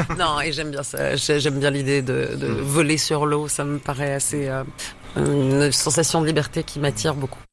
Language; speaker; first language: French; native; French